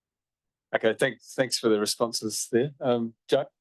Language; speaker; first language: English; native; English